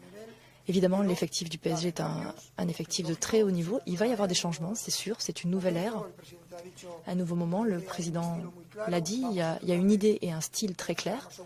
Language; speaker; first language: French; native; French